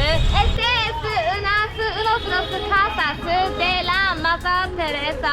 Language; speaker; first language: Spanish; non-native, learner; Japanese